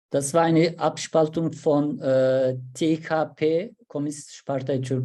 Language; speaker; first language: German; non-native, learner; Turkish